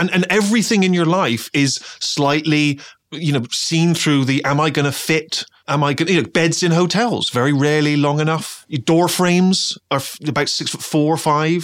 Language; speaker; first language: English; native; English